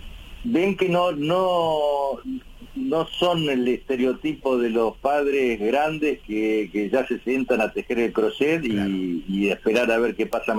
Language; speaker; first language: Spanish; native; Spanish